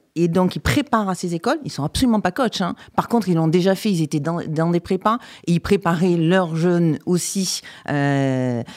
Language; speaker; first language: French; native; French